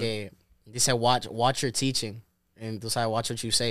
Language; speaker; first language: English; early bilingual, other home language; Spanish